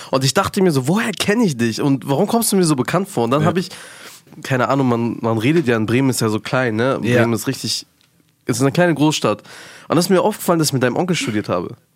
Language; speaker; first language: German; early bilingual, other home language; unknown